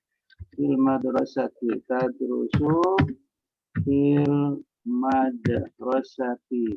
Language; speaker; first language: Arabic; non-native, fluent; Indonesian